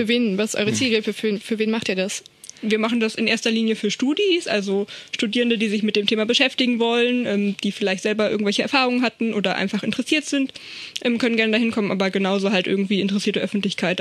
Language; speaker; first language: German; native; German